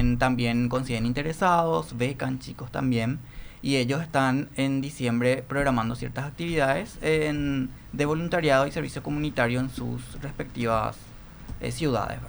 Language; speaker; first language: Spanish; native; Spanish